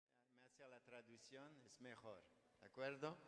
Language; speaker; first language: Spanish; non-native, learner; French